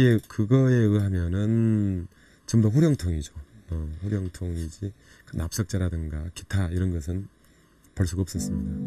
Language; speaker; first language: Korean; native; Korean